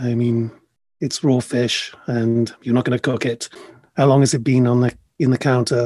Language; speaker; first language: English; native; English